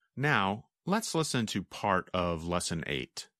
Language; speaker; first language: English; native; English